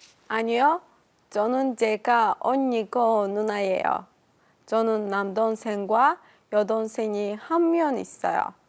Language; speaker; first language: Korean; non-native, learner; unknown